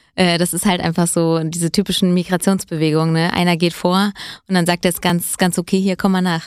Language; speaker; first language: German; early bilingual, other home language; Italian